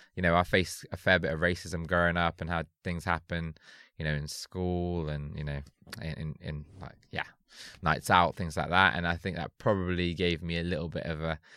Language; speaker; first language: English; native; English